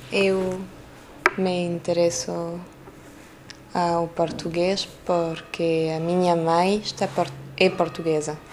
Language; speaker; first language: Portuguese; early bilingual, heritage; French